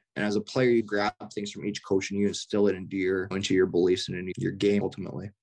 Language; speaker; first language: English; native; English